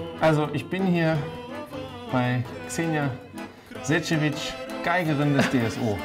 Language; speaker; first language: German; native; German